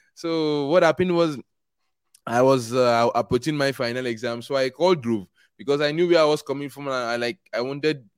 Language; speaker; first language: English; non-native, local second language; Igbo